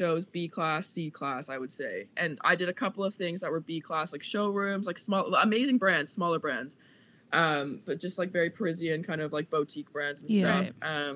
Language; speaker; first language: English; native; English